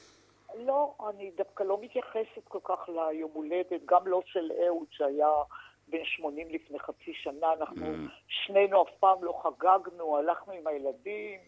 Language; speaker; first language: Hebrew; native; Hebrew